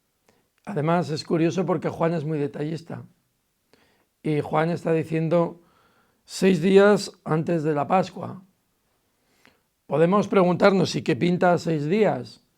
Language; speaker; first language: Spanish; native; Spanish